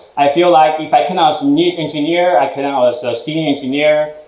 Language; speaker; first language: English; early bilingual, other home language; Chinese